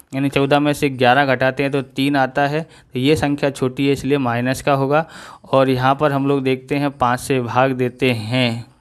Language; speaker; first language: Hindi; non-native, local second language; Gujarati